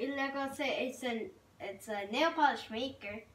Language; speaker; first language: Spanish; early bilingual, heritage; Spanish